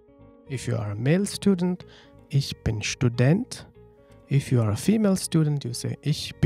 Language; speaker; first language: German; non-native, fluent; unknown